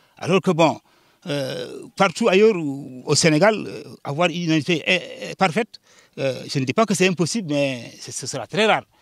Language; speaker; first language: French; non-native, local second language; Jola-Fonyi